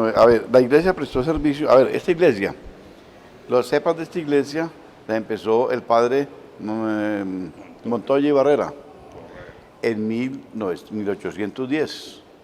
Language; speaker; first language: Spanish; native; Spanish